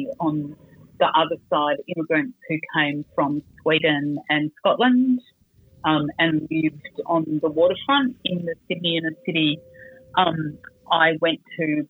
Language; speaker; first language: English; native; English